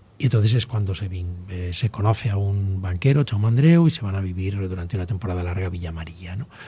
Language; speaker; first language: Spanish; native; Spanish